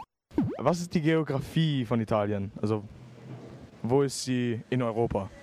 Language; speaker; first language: German; non-native, local second language; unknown